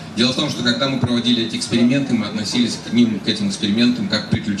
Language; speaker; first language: Russian; native; Russian